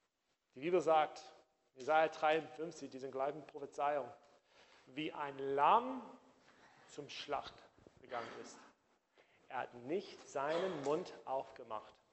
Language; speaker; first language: German; non-native, fluent; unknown